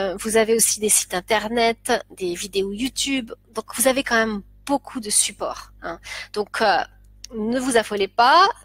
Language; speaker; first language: French; native; French